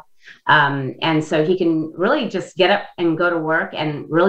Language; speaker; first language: English; non-native, fluent; Indonesian